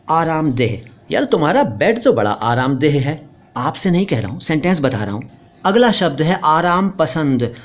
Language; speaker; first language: Hindi; native; Hindi